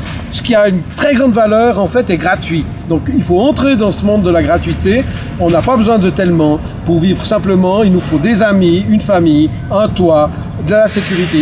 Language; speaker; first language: French; native; French